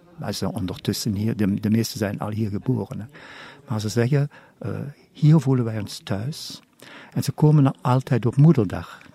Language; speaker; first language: Dutch; non-native, local second language; German